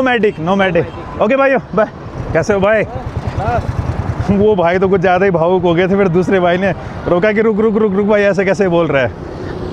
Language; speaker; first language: Hindi; native; Hindi